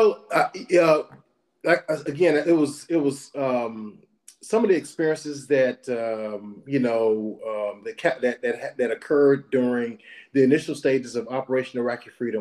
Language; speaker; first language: English; native; English